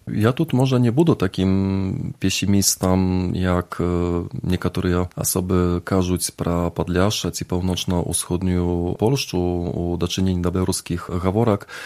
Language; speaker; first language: Belarusian; non-native, fluent; Polish